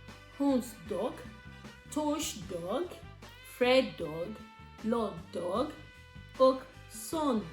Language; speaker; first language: Swedish; non-native, learner; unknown